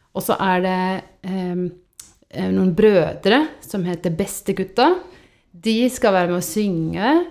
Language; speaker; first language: Norwegian; non-native, fluent; Estonian